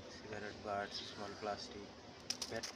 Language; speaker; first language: English; non-native, learner; Bangla